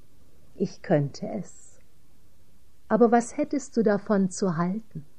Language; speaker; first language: German; native; German